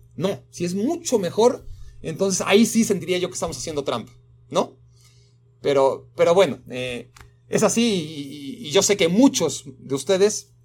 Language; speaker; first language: Spanish; native; Spanish